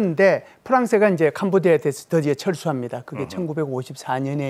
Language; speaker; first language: Korean; native; Korean